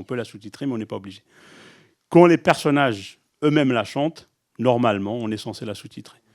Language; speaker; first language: French; early bilingual, other home language; Arabic